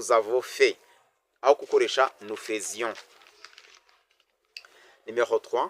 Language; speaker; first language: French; non-native, local second language; Kinyarwanda